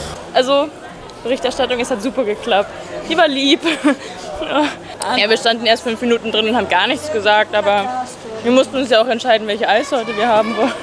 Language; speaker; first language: German; native; German